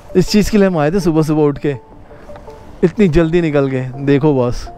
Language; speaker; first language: Hindi; non-native, local second language; Odia